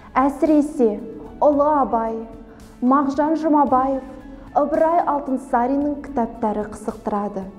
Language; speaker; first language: Kazakh; non-native, local second language; Russian